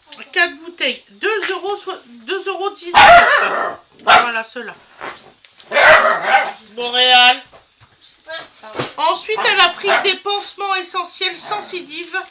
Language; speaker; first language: French; native; French